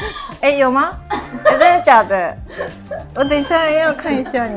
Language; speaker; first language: Chinese; early bilingual, heritage; Japanese